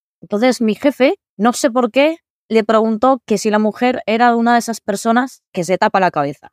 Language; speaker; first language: Spanish; early bilingual, other home language; Arabic